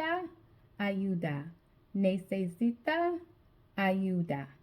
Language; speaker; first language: Spanish; non-native, learner; English